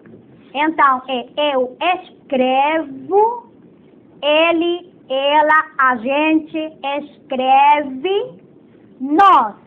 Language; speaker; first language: Portuguese; non-native, fluent; Spanish